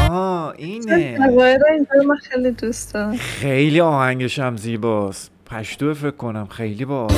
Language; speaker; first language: Persian; native; Persian